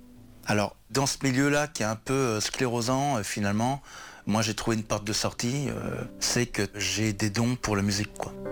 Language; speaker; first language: French; native; French